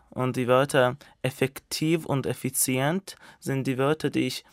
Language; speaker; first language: German; non-native, fluent; Azerbaijani